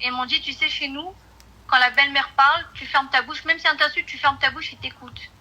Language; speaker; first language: French; early bilingual, other home language; Portuguese